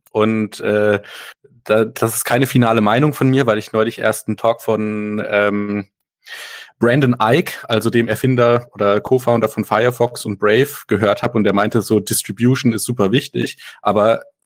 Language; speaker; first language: German; native; German